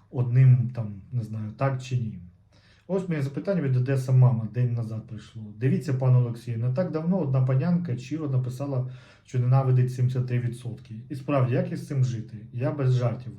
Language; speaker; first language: Ukrainian; non-native, local second language; Russian